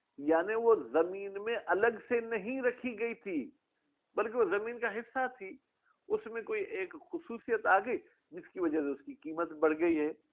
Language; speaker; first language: Urdu; non-native, local second language; Sindhi